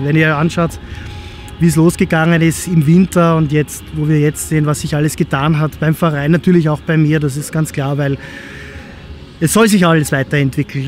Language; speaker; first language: German; native; German